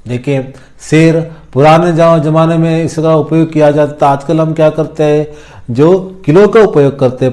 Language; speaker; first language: Hindi; non-native, local second language; Kannada